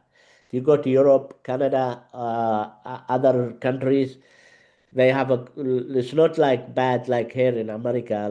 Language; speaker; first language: English; non-native, learner; Arabic